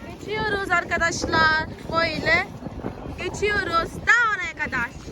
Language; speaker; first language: Turkish; non-native, fluent; Portuguese